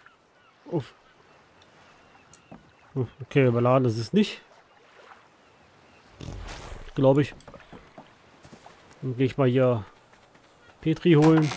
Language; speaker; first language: German; native; German